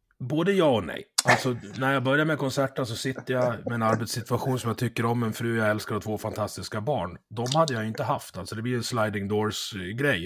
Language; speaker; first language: Swedish; native; Swedish